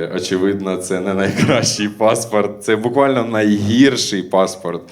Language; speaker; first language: Ukrainian; native; Ukrainian